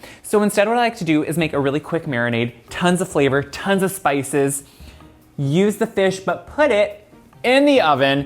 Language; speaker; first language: English; native; English